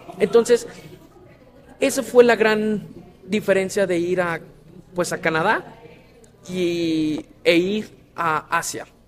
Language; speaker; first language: Spanish; native; Spanish